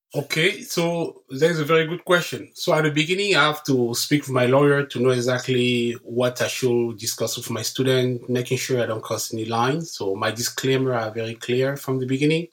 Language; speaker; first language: English; non-native, local second language; French